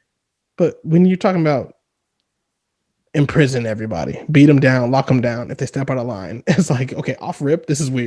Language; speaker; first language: English; native; English